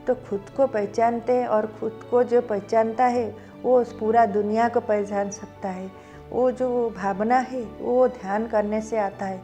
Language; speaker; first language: Hindi; non-native, local second language; Odia